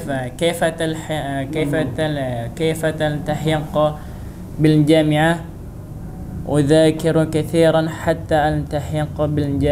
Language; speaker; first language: Arabic; non-native, learner; Indonesian